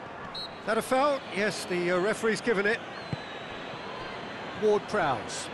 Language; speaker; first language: English; native; English